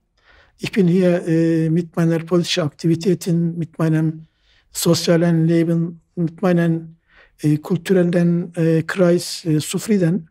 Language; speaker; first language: German; non-native, fluent; Turkish